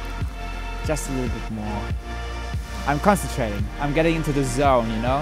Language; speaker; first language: English; non-native, fluent; German